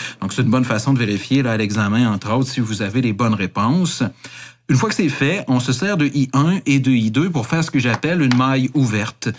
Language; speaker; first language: French; native; French